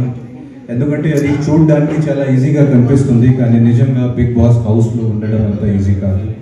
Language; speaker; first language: Telugu; non-native, fluent; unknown